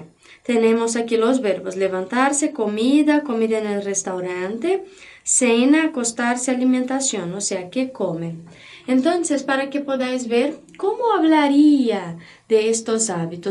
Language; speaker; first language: Spanish; non-native, fluent; Portuguese